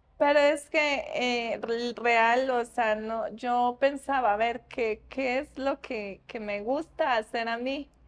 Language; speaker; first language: Spanish; native; Spanish